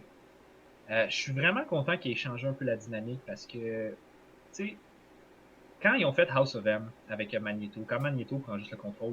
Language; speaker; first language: French; native; French